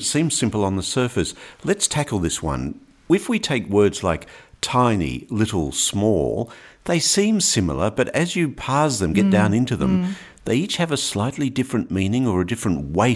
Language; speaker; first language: English; native; English